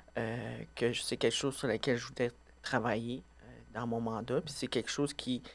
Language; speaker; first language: French; native; French